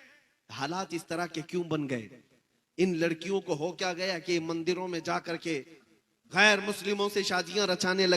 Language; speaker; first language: Hindi; native; Hindi